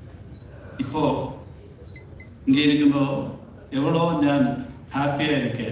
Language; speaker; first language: Tamil; non-native, learner; Malayalam